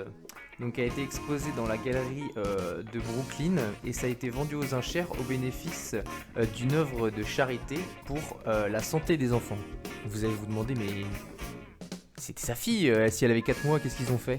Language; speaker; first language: French; native; French